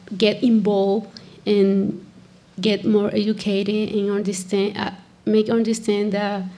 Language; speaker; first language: English; non-native, fluent; Spanish